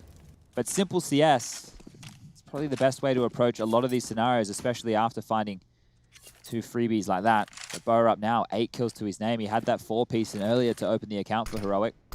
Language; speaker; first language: English; native; English